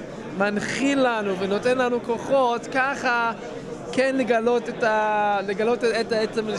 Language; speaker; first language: Hebrew; non-native, fluent; English